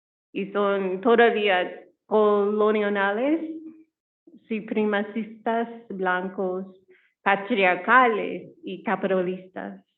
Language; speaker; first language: Spanish; non-native, learner; English